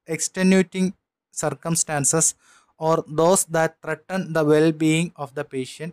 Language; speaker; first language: English; non-native, local second language; Malayalam